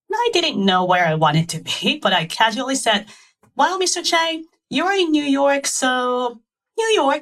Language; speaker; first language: English; non-native, fluent; Japanese